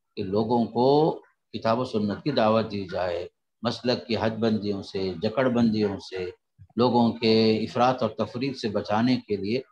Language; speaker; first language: Urdu; native; Urdu